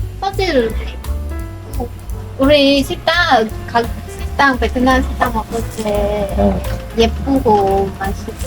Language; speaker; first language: Korean; non-native, learner; Vietnamese